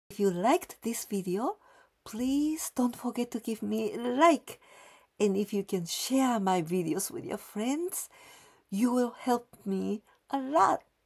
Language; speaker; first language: English; non-native, fluent; Japanese